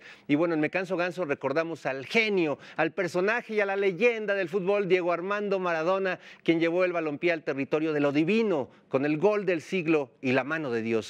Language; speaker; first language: Spanish; native; Spanish